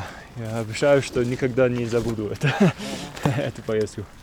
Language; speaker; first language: Russian; non-native, learner; English